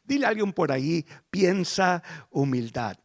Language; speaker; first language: Spanish; early bilingual, heritage; Spanish